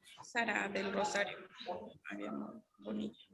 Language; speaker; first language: Spanish; native; Spanish